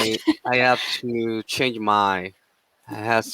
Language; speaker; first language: English; non-native, learner; Korean